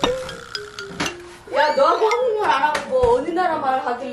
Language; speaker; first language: Korean; native; Korean